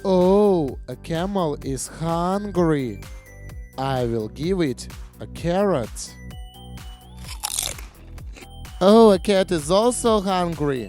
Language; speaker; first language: English; non-native, fluent; Russian